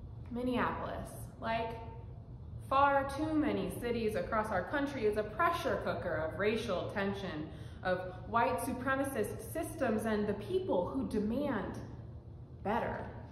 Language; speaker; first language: English; native; English